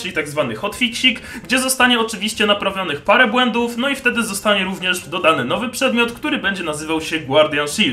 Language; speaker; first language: Polish; native; Polish